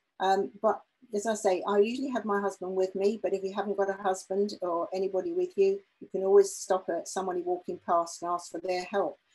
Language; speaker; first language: English; native; English